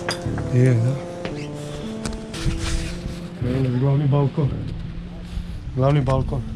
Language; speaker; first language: Croatian; native; Croatian